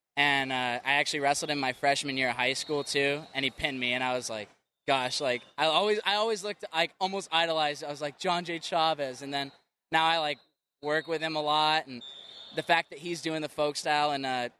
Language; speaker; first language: English; native; English